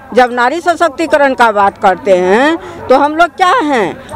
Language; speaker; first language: Hindi; native; Hindi